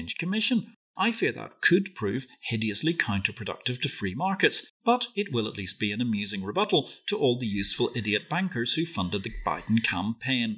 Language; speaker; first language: English; native; English